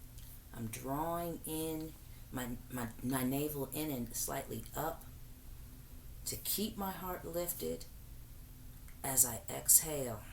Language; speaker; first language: English; native; English